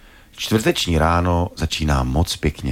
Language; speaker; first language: Czech; native; Czech